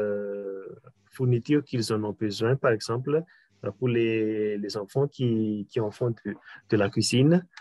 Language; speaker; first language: French; non-native, local second language; Malagasy